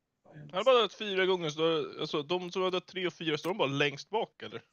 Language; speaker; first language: Swedish; native; Swedish